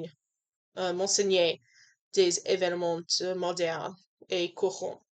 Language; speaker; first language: French; non-native, learner; English